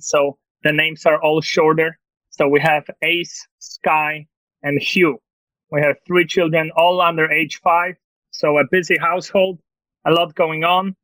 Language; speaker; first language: English; non-native, fluent; Polish